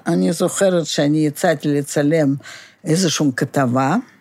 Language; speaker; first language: Hebrew; non-native, fluent; Russian